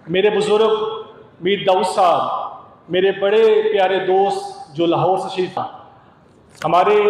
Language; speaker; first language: Urdu; native; Urdu